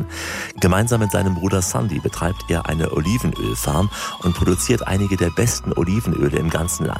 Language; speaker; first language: German; native; German